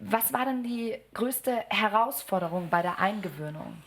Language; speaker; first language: German; native; German